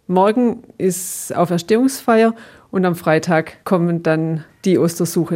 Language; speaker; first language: German; native; German